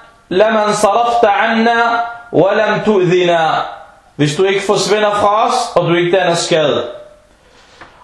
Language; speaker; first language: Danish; non-native, fluent; Arabic